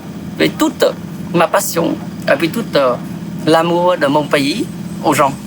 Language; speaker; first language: French; non-native, fluent; Vietnamese